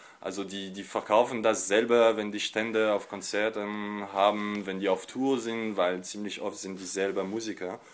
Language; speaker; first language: German; non-native, fluent; French